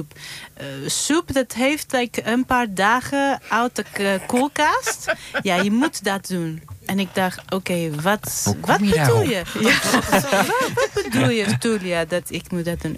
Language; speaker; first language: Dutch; non-native, learner; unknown